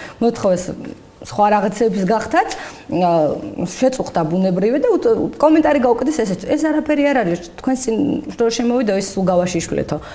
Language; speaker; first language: Georgian; native; Georgian